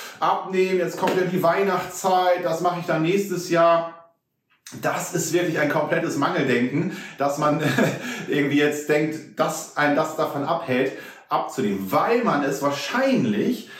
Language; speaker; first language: German; native; German